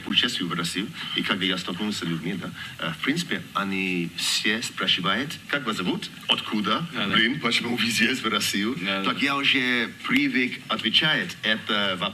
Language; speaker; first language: Russian; non-native, learner; English